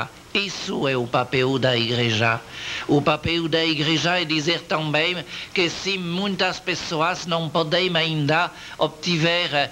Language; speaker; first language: Portuguese; non-native, learner; French